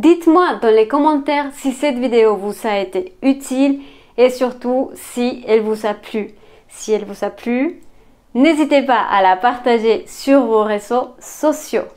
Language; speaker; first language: French; non-native, fluent; Spanish